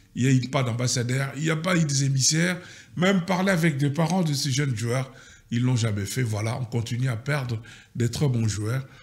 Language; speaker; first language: French; non-native, local second language; Lingala